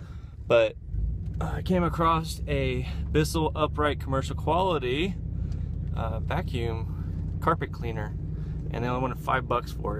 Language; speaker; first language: English; native; English